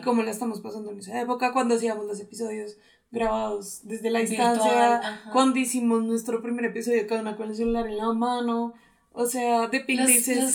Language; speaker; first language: Spanish; native; Spanish